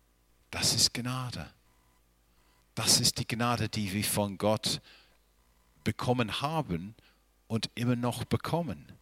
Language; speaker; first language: German; non-native, fluent; English